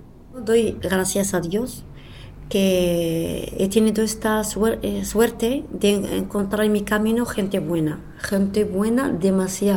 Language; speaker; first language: Spanish; non-native, fluent; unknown